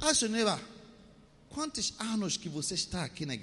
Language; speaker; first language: Portuguese; non-native, learner; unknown